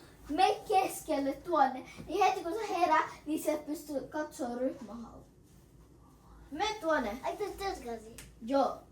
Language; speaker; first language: Finnish; early bilingual, other home language; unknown